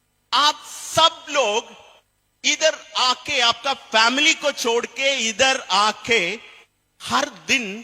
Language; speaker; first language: Hindi; non-native, local second language; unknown